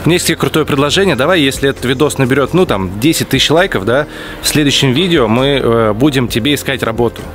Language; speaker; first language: Russian; native; Russian